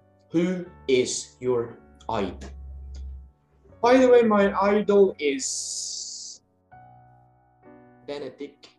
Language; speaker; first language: English; non-native, learner; Indonesian